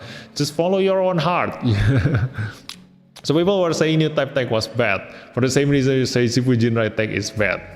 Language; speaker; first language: English; non-native, fluent; Indonesian